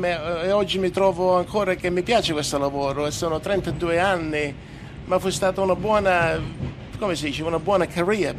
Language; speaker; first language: Italian; native; Italian